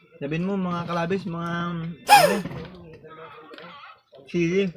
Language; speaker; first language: Filipino; non-native, local second language; Hiligaynon